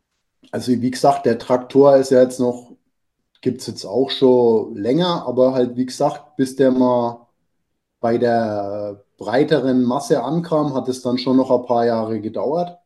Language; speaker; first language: German; native; German